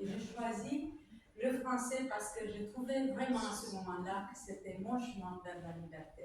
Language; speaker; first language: French; non-native, fluent; Romanian